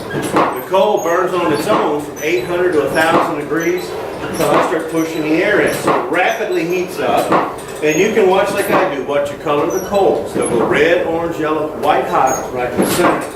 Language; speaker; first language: English; native; English